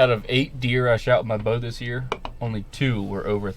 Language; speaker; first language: English; native; English